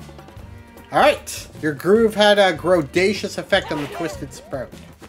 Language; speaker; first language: English; native; English